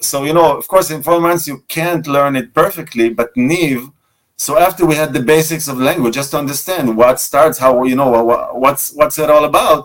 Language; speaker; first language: English; non-native, fluent; Russian